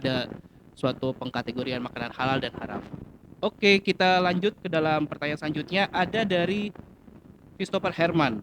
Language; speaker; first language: Indonesian; native; Indonesian